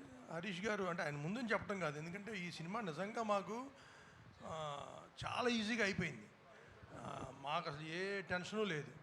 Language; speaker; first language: Telugu; native; Telugu